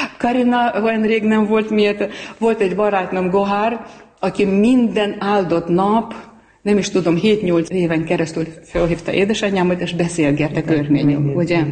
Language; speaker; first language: Hungarian; non-native, fluent; Armenian